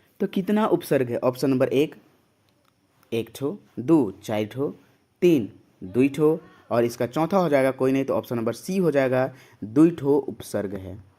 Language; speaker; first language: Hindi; native; Hindi